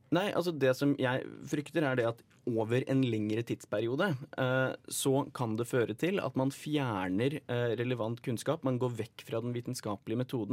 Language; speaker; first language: Norwegian; native; Norwegian